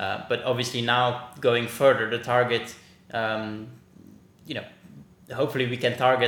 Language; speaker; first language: English; non-native, fluent; Dutch